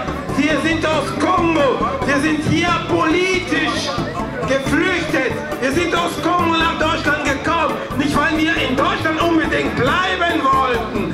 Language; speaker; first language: German; non-native, fluent; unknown